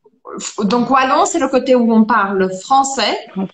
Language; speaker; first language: French; non-native, fluent; Portuguese